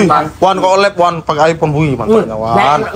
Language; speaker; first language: Malay; native; Malay